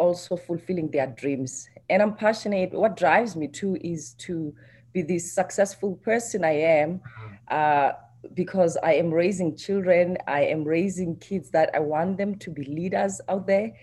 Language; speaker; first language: English; non-native, local second language; Xhosa